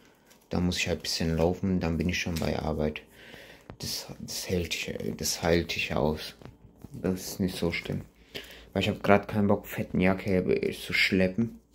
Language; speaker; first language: German; early bilingual, other home language; Turkish